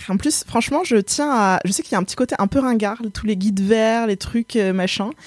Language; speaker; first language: French; native; French